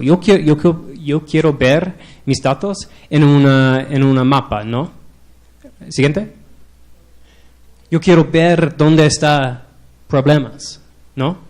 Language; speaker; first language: Spanish; non-native, learner; English